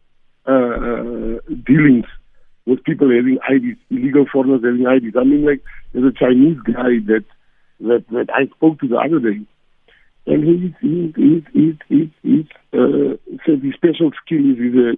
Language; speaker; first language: English; non-native, local second language; Afrikaans